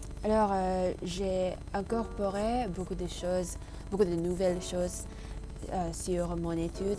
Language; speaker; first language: French; non-native, learner; Indonesian